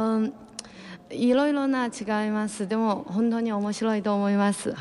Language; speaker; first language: Japanese; non-native, learner; Chinese